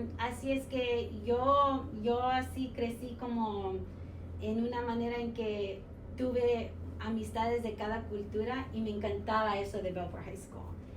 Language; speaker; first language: Spanish; early bilingual, heritage; Spanish